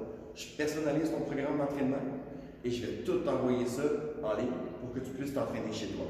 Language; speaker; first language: French; native; French